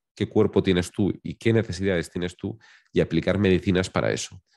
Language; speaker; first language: Spanish; native; Spanish